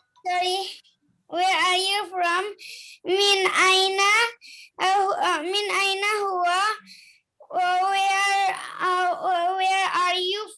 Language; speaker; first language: English; non-native, learner; Bangla